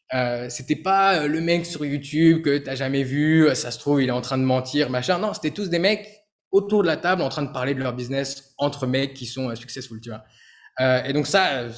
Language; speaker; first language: French; native; French